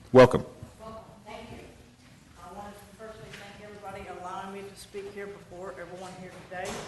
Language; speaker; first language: English; native; English